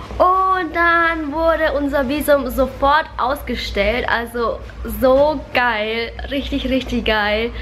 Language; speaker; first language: German; early bilingual, other home language; Vietnamese